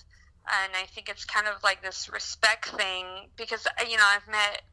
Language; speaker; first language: English; non-native, fluent; French